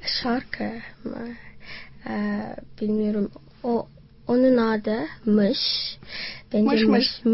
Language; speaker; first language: Turkish; non-native, learner; Swati